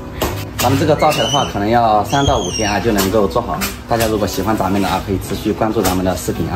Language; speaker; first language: Chinese; native; Chinese